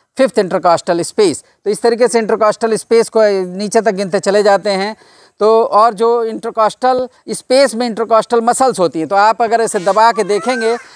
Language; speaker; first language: Hindi; native; Hindi